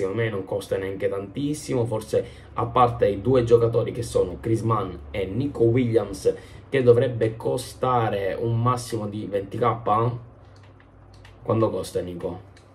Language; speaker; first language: Italian; native; Italian